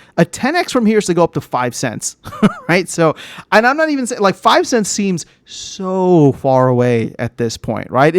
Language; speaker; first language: English; native; English